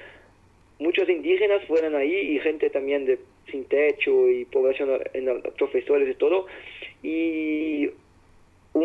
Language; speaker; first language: Spanish; non-native, fluent; Portuguese